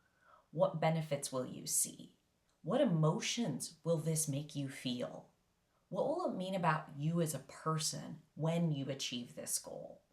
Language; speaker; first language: English; native; English